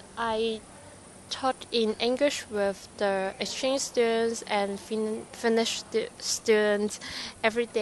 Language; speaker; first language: English; non-native, learner; Cantonese